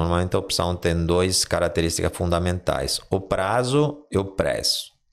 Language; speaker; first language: Portuguese; non-native, fluent; Italian